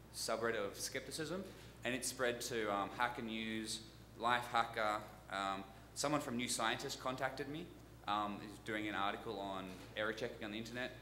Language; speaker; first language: English; native; English